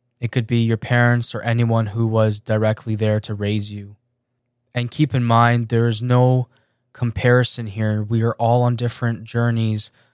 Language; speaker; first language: English; early bilingual, other home language; Persian